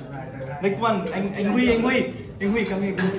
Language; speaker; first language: English; non-native, learner; Vietnamese